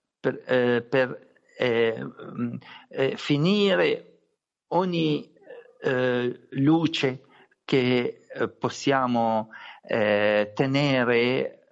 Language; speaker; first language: Italian; non-native, learner; Arabic